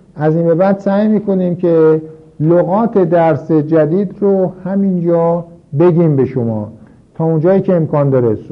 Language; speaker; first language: Persian; native; Persian